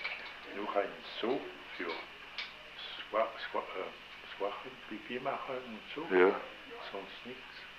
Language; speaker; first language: German; non-native, learner; French